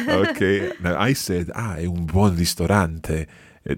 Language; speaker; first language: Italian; non-native, fluent; English